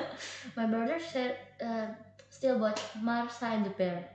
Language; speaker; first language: English; non-native, learner; Indonesian